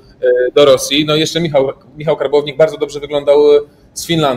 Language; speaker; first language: Polish; native; Polish